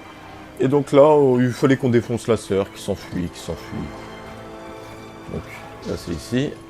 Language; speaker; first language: French; native; French